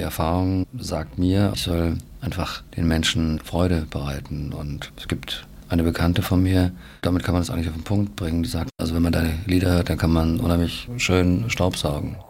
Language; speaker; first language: German; native; German